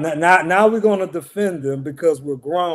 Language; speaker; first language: English; native; English